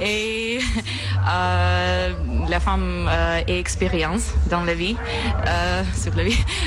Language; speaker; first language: French; non-native, learner; Russian